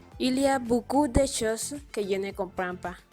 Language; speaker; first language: French; non-native, learner; Spanish